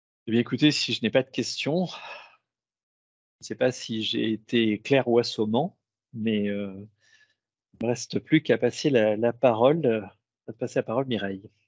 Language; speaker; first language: French; native; French